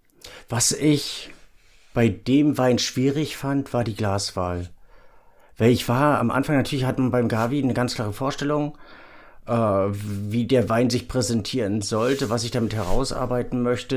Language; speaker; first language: German; native; German